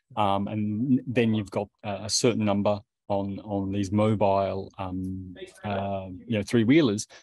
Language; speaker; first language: English; native; English